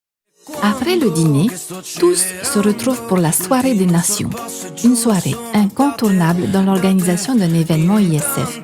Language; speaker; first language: French; native; French